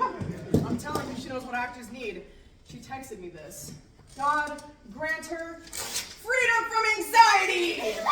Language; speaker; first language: English; native; English